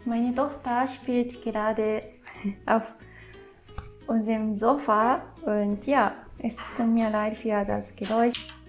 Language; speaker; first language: German; non-native, fluent; Japanese